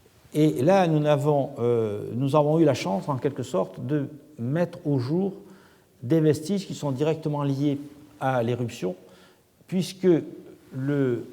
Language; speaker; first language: French; native; French